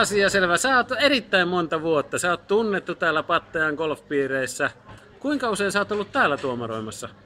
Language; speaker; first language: Finnish; native; Finnish